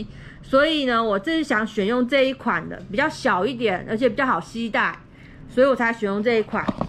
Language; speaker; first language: Chinese; native; Chinese